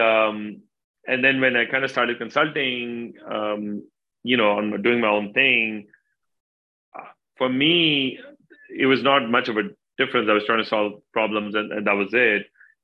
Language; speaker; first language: English; non-native, local second language; Urdu